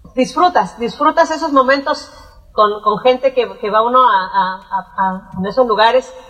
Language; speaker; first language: Spanish; native; Spanish